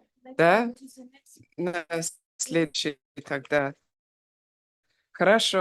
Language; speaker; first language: Russian; non-native, fluent; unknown